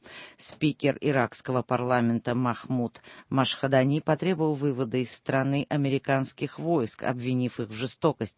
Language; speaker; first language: Russian; native; Russian